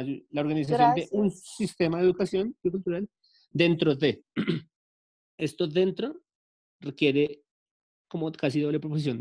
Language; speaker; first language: Spanish; native; Spanish